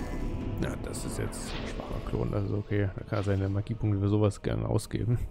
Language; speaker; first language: German; native; German